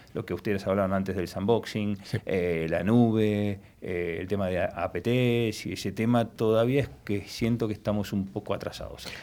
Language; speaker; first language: Spanish; native; Spanish